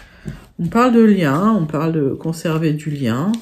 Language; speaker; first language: French; native; French